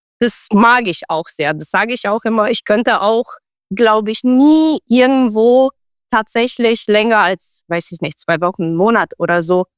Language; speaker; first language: German; non-native, fluent; Romanian